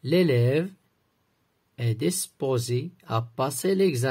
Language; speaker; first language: French; non-native, local second language; Arabic